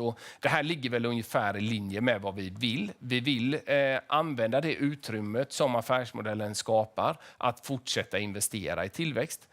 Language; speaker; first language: Swedish; native; Swedish